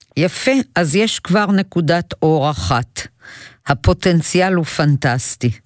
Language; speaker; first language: Hebrew; native; Hebrew